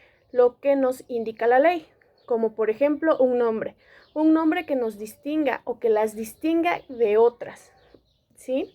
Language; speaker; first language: Spanish; native; Spanish